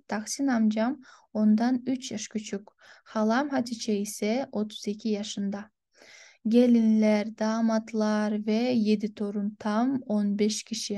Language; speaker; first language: Turkish; non-native, fluent; Kyrgyz